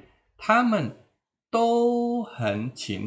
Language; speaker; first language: Chinese; non-native, fluent; Indonesian